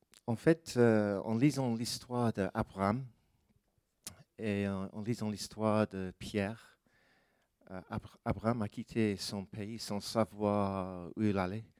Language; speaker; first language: French; non-native, fluent; English